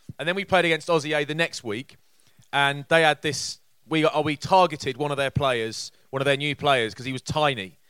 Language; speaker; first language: English; native; English